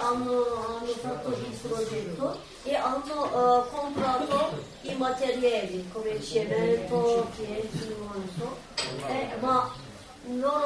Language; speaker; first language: Italian; non-native, learner; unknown